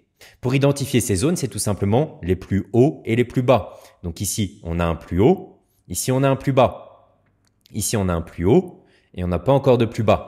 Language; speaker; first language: French; native; French